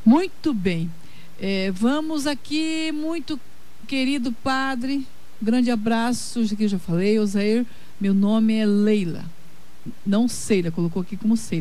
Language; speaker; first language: Portuguese; native; Portuguese